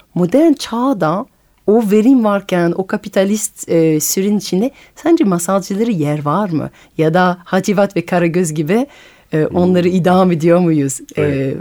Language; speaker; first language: Turkish; non-native, fluent; French